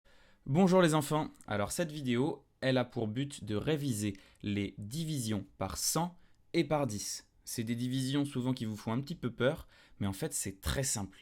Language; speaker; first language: French; native; French